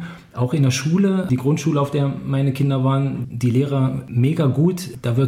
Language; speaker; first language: German; native; German